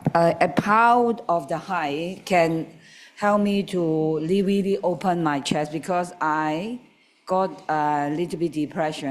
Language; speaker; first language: English; non-native, learner; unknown